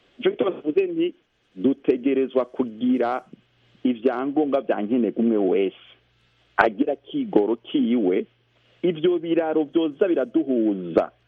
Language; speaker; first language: Rundi; native; Rundi